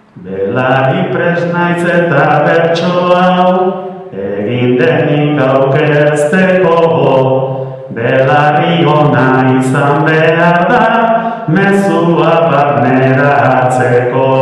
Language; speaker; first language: Basque; non-native, local second language; Spanish